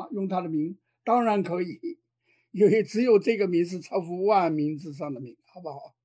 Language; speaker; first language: Chinese; native; Chinese